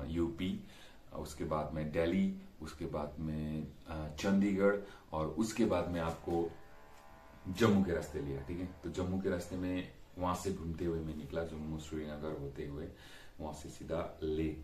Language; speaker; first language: Hindi; non-native, local second language; Nepali